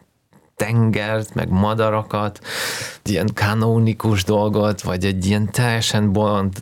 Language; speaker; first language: Hungarian; early bilingual, heritage; Hungarian